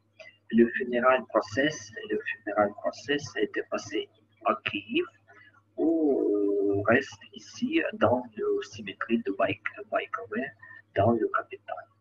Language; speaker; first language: French; non-native, learner; Ukrainian